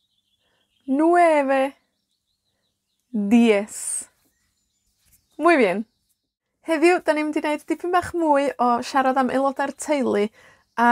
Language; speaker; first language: Welsh; native; Welsh